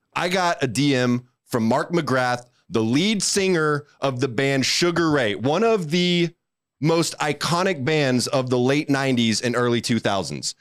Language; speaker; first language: English; native; English